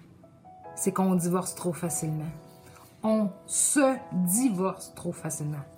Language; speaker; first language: French; native; French